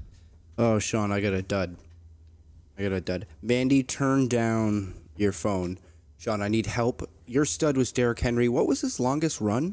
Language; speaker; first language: English; native; English